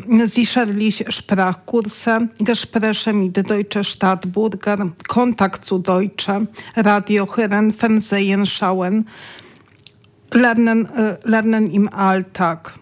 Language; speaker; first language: German; non-native, learner; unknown